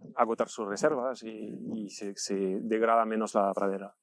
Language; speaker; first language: Spanish; non-native, fluent; French